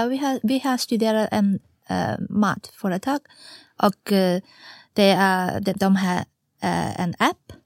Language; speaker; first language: Swedish; non-native, fluent; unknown